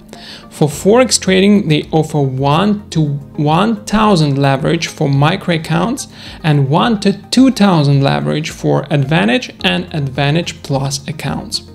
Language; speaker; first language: English; non-native, fluent; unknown